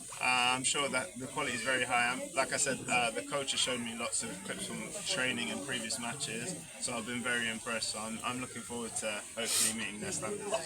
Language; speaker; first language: English; early bilingual, other home language; Bangla